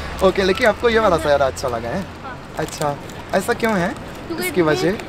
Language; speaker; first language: Hindi; non-native, fluent; Japanese